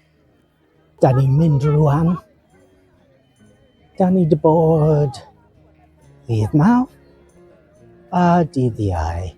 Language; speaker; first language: Welsh; non-native, learner; English